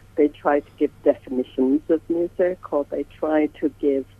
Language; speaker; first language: English; native; English